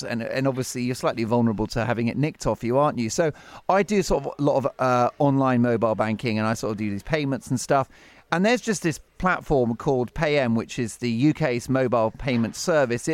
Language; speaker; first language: English; native; English